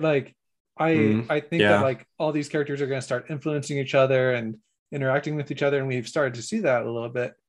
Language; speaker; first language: English; native; English